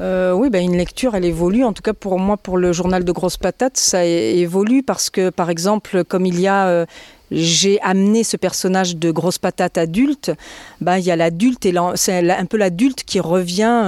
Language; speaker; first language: French; native; French